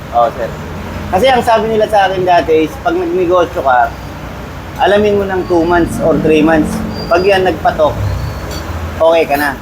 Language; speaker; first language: Filipino; non-native, local second language; Pampanga